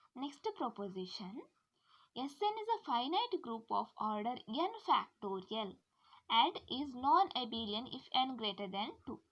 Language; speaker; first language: English; non-native, local second language; Kannada